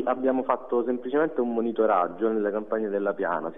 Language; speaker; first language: Italian; native; Italian